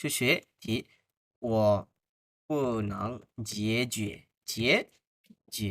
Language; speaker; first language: Chinese; non-native, fluent; Bangla